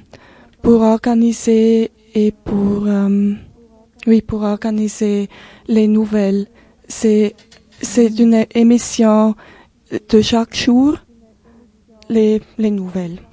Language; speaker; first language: French; non-native, local second language; German